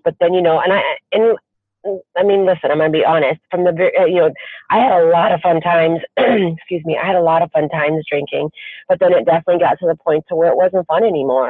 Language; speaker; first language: English; native; English